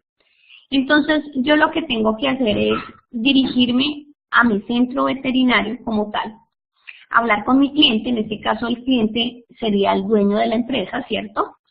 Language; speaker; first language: Spanish; native; Spanish